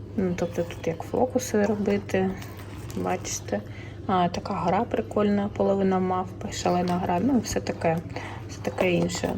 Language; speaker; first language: Ukrainian; non-native, local second language; Russian